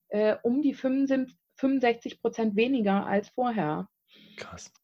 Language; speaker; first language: German; native; German